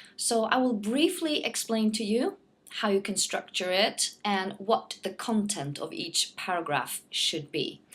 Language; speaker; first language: English; non-native, fluent; Norwegian